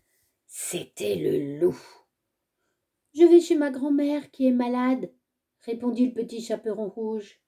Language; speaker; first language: French; native; French